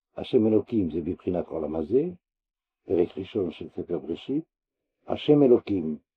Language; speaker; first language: Hebrew; non-native, fluent; French